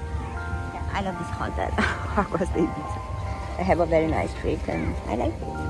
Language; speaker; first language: English; non-native, fluent; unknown